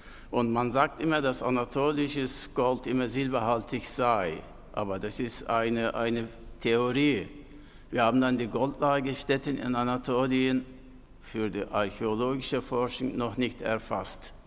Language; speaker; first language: German; non-native, fluent; Turkish